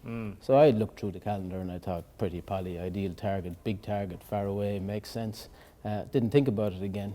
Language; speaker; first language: English; native; English